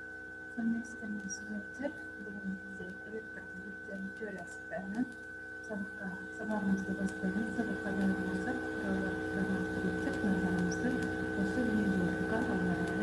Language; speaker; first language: Kazakh; native; Kazakh